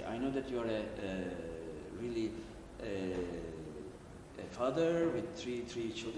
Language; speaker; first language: English; non-native, learner; Turkish